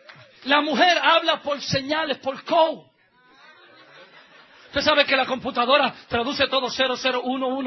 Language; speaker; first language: Spanish; native; Spanish